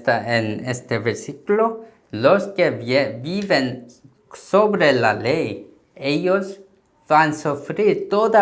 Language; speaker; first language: Spanish; non-native, learner; Korean